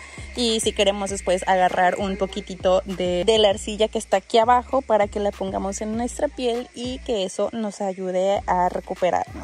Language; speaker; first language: Spanish; native; Spanish